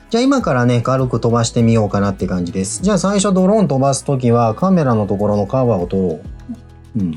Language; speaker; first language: Japanese; native; Japanese